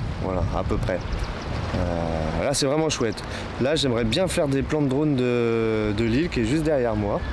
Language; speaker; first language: French; native; French